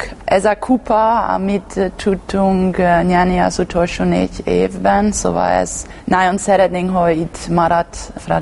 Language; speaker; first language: Hungarian; non-native, learner; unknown